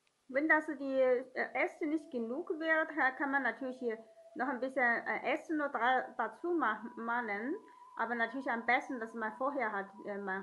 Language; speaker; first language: German; non-native, learner; Chinese